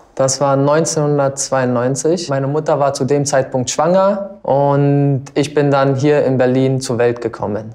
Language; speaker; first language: German; early bilingual, other home language; Albanian